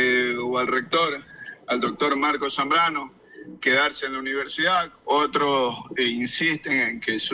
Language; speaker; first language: Spanish; native; Spanish